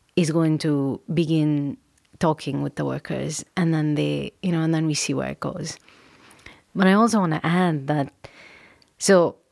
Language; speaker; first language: English; non-native, local second language; Urdu